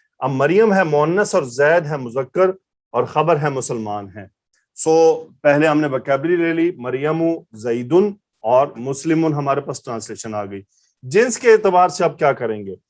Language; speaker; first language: Urdu; native; Urdu